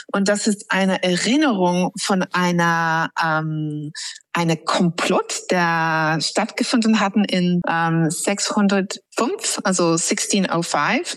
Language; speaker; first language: German; non-native, fluent; English